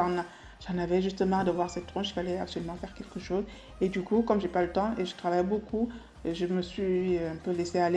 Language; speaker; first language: French; native; French